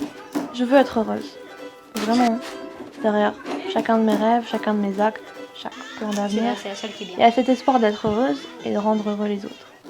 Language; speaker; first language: French; native; French